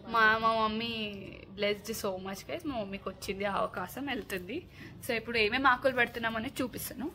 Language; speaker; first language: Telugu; non-native, local second language; Marathi